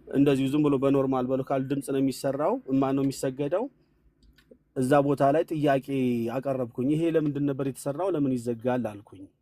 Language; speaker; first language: Amharic; native; Amharic